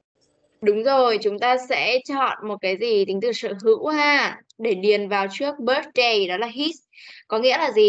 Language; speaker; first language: Vietnamese; native; Vietnamese